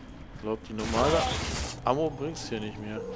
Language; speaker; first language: German; native; German